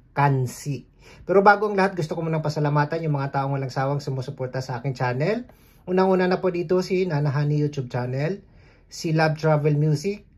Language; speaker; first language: Filipino; non-native, local second language; Hiligaynon